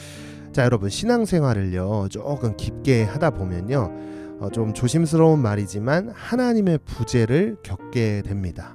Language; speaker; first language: Korean; native; Korean